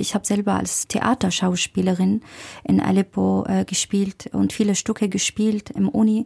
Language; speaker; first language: German; non-native, fluent; Arabic